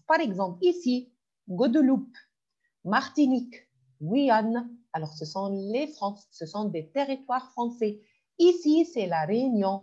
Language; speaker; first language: French; non-native, fluent; Arabic